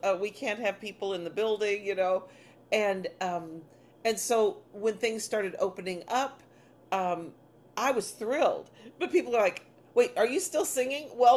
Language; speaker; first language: English; native; English